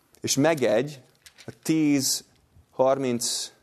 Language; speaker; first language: Hungarian; non-native, fluent; English